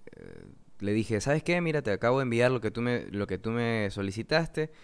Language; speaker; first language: Spanish; native; Spanish